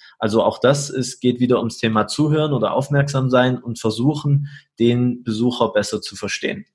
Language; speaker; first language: German; native; German